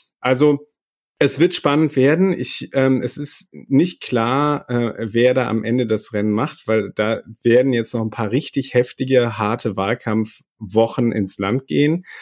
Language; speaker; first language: German; native; German